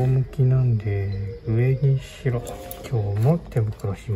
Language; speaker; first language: Japanese; native; Japanese